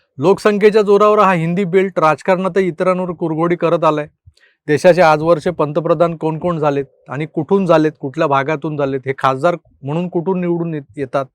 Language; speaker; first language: Marathi; native; Marathi